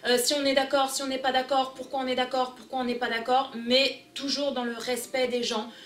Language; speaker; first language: French; early bilingual, other home language; Portuguese